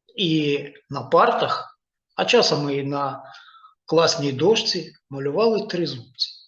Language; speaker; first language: Ukrainian; non-native, local second language; Russian